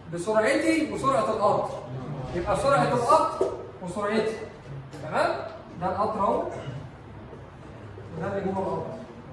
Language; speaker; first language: Arabic; native; Arabic